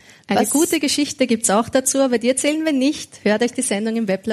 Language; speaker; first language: German; native; German